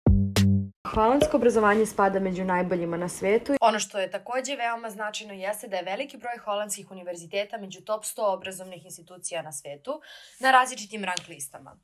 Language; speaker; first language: Serbian; native; Serbian